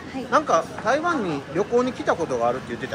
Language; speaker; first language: Japanese; native; Japanese